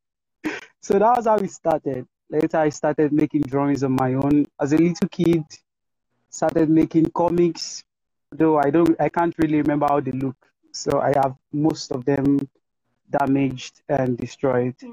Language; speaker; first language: English; non-native, local second language; Yoruba